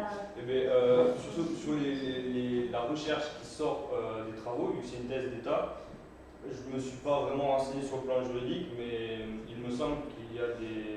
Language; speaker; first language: French; native; French